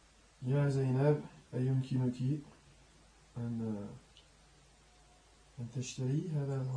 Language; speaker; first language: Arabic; non-native, learner; French